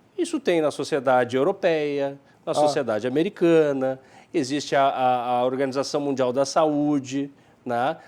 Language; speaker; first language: Portuguese; native; Portuguese